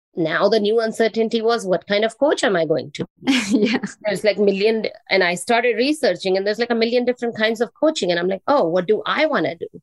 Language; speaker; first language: English; non-native, local second language; Hindi